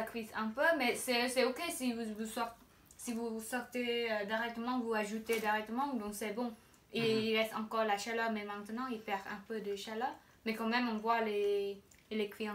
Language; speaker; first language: French; non-native, fluent; Khmer